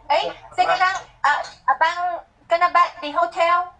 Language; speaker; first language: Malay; non-native, learner; Vietnamese